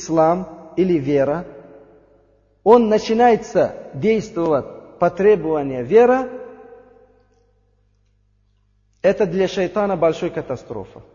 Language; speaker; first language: Russian; non-native, learner; Uzbek